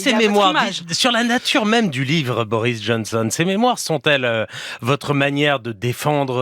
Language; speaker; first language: French; native; French